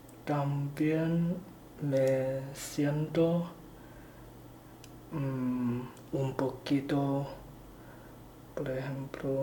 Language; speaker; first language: Spanish; non-native, learner; Chinese